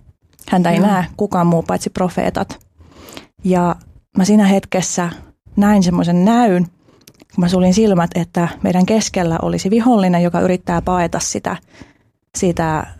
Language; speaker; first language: Finnish; early bilingual, other home language; Albanian